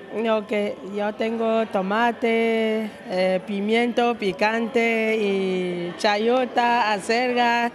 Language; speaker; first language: Spanish; non-native, learner; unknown